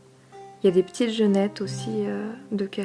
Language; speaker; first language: French; native; French